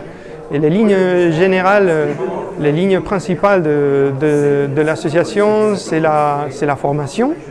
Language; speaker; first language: French; non-native, fluent; Spanish